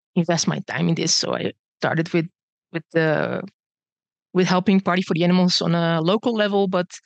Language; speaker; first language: English; early bilingual, other home language; Bosnian